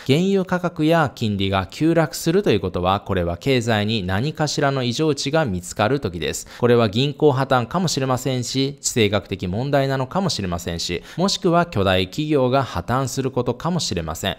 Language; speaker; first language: Japanese; native; Japanese